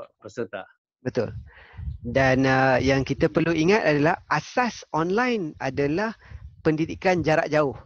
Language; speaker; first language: Malay; native; Malay